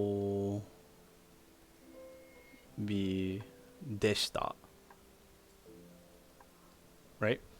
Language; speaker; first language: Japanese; non-native, learner; English